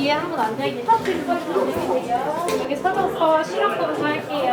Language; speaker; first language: Korean; native; Korean